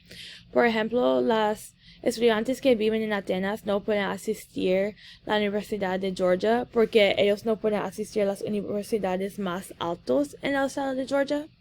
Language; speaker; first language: Spanish; early bilingual, heritage; English